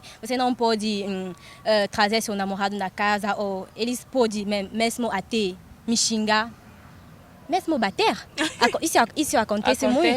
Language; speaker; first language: Portuguese; non-native, fluent; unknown